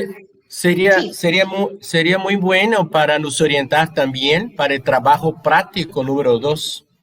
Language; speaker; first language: Spanish; non-native, fluent; Portuguese